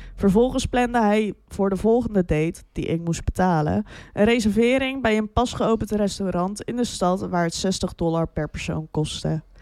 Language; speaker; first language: Dutch; native; Dutch